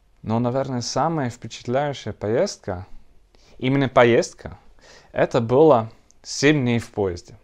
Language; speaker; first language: Russian; non-native, learner; Dutch